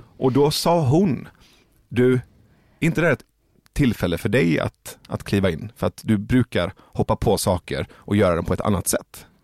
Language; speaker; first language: Swedish; early bilingual, other home language; Persian